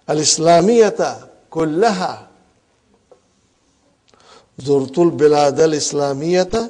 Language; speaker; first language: Arabic; non-native, fluent; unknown